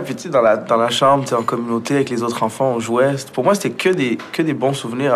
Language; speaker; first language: French; early bilingual, other home language; Arabic